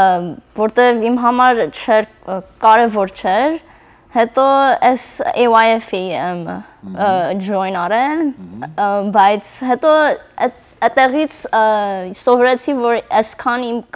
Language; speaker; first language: Armenian; early bilingual, heritage; Armenian